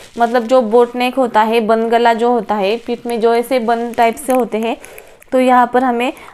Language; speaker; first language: Hindi; non-native, local second language; Marathi